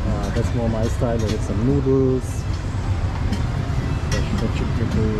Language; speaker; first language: English; non-native, fluent; German